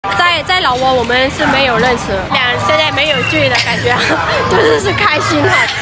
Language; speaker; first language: Chinese; non-native, learner; Lao